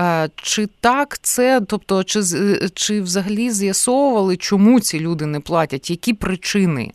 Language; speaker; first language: Ukrainian; native; Ukrainian